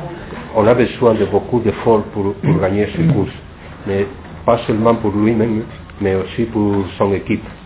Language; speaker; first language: French; non-native, fluent; Spanish